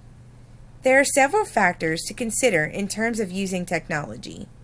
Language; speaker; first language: English; native; English